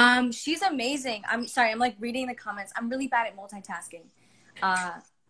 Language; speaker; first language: English; early bilingual, other home language; Spanish